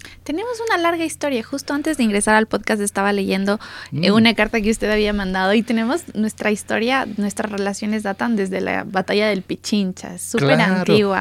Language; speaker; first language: Spanish; native; Spanish